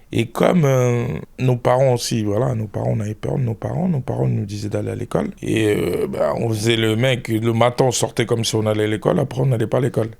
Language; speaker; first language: French; early bilingual, other home language; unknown